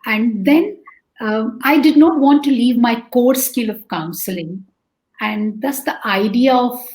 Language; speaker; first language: English; non-native, local second language; Hindi